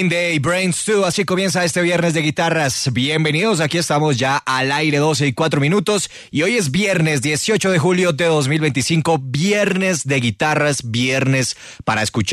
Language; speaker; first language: Spanish; native; Spanish